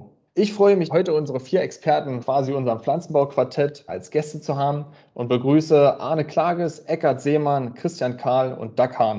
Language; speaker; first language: German; native; German